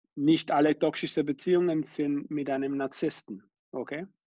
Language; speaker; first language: German; non-native, fluent; Spanish